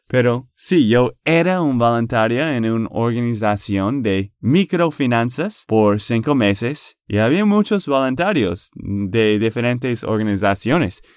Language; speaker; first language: Spanish; non-native, fluent; English